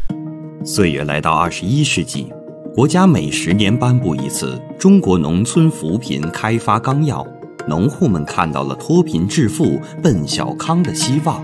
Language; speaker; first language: Chinese; native; Chinese